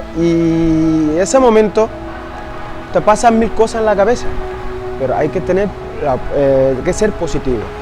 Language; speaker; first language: Spanish; non-native, fluent; Wolof